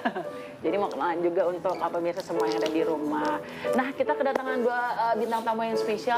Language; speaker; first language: Indonesian; native; Indonesian